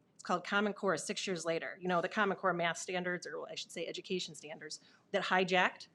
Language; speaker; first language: English; native; English